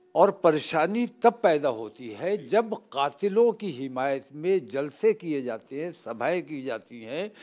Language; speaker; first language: Hindi; native; Hindi